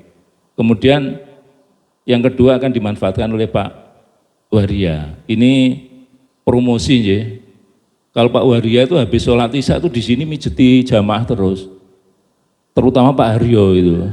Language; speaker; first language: Indonesian; non-native, local second language; Javanese